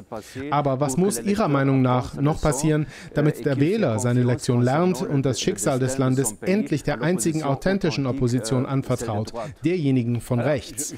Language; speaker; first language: German; native; German